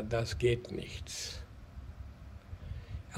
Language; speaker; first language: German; non-native, learner; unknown